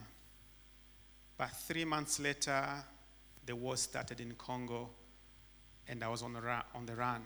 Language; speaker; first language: English; non-native, fluent; Rundi